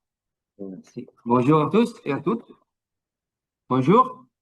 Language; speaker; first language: French; non-native, fluent; Italian